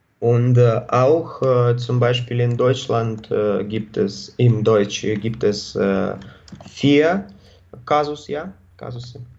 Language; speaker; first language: German; non-native, learner; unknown